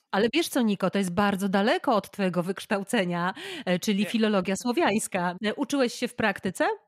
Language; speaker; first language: Polish; native; Polish